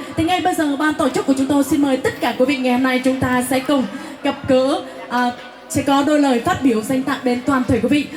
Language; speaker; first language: Vietnamese; non-native, local second language; Jarai